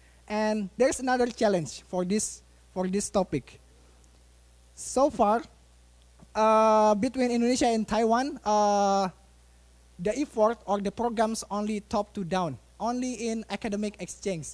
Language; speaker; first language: English; non-native, fluent; Indonesian